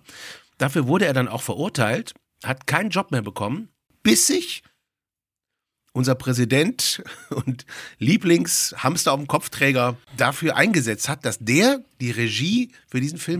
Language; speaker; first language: German; native; German